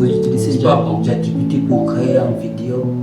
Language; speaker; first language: French; non-native, learner; Kalenjin